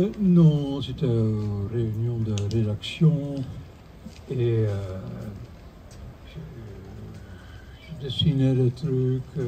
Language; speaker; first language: French; non-native, fluent; Dutch